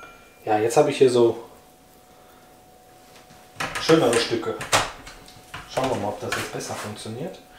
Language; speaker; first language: German; native; German